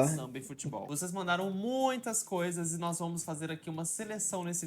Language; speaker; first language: Portuguese; native; Portuguese